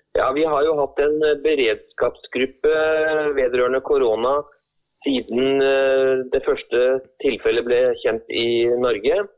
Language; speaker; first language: Norwegian; native; Norwegian